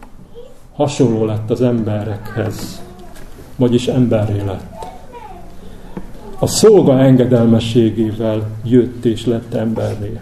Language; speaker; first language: Hungarian; native; Hungarian